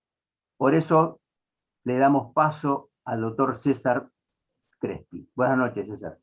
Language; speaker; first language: Spanish; native; Spanish